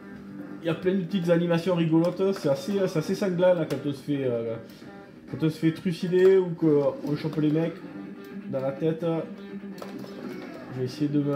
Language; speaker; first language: French; native; French